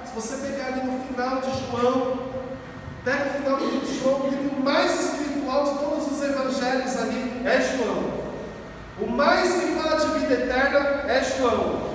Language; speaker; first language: Portuguese; native; Portuguese